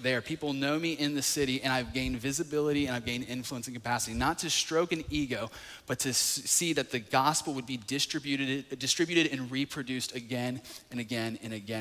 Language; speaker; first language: English; native; English